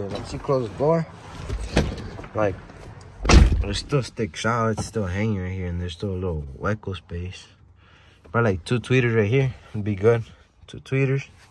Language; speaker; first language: English; early bilingual, other home language; Spanish